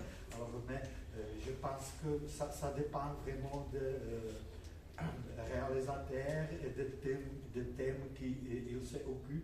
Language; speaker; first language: French; non-native, fluent; Czech